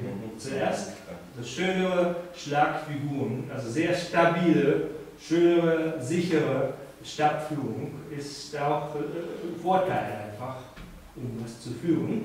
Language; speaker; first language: German; non-native, fluent; Japanese